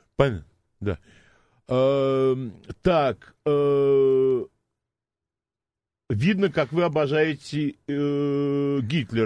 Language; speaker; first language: Russian; native; Russian